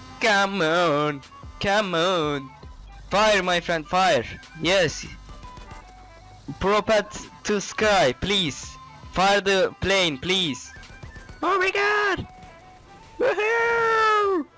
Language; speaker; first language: English; non-native, learner; Turkish